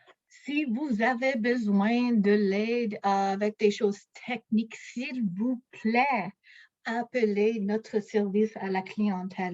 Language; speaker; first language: French; non-native, local second language; English